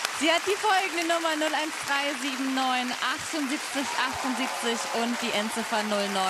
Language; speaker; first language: German; native; German